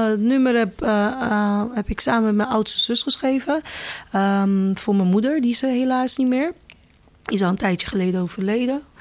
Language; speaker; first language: Dutch; early bilingual, other home language; Kabuverdianu